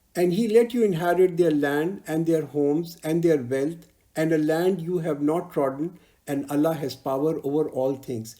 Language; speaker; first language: English; non-native, local second language; Urdu